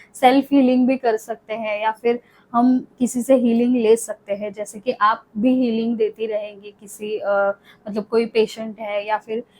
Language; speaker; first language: Hindi; non-native, local second language; Marathi